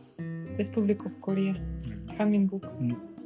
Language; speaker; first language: Korean; non-native, learner; Ukrainian